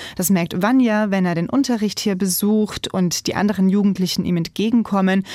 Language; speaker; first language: German; native; German